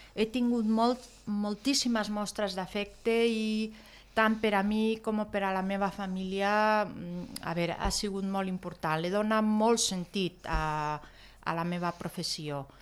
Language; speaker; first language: Catalan; non-native, local second language; Spanish